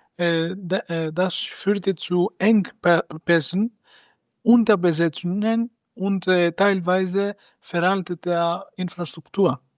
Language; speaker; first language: German; non-native, fluent; Greek